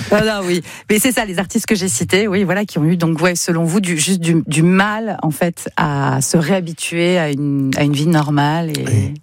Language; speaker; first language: French; native; French